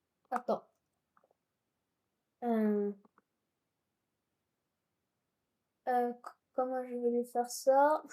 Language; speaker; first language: French; non-native, local second language; Arabic